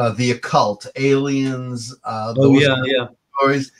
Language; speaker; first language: English; native; English